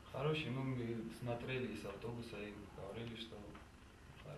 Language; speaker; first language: Russian; non-native, fluent; Georgian